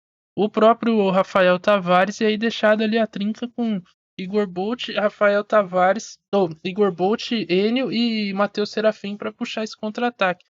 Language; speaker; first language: Portuguese; native; Portuguese